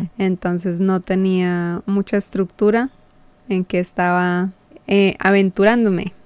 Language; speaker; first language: Spanish; native; Spanish